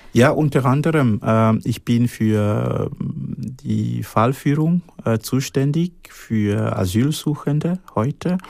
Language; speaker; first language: German; non-native, fluent; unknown